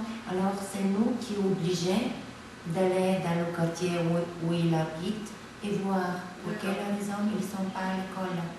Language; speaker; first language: French; non-native, fluent; Bulgarian